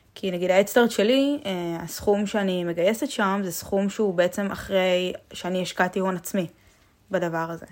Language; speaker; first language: Hebrew; native; Hebrew